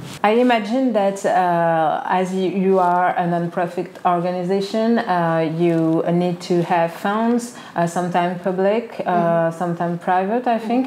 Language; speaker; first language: English; non-native, fluent; French